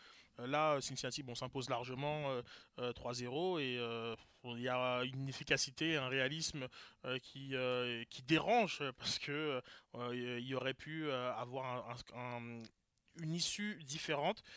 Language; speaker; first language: French; native; French